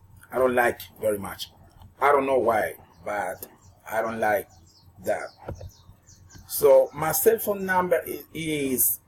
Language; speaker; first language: English; non-native, learner; Spanish